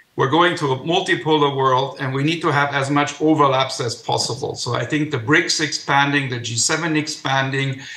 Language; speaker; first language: English; non-native, fluent; German